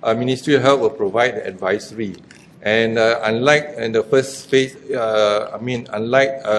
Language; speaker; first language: English; non-native, local second language; Malay